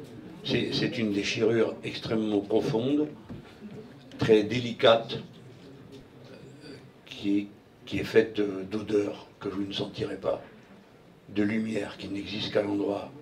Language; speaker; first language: French; native; French